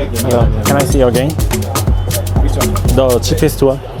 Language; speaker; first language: English; non-native, learner; Korean